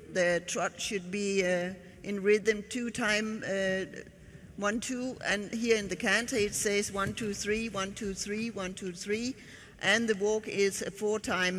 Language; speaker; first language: English; non-native, fluent; Danish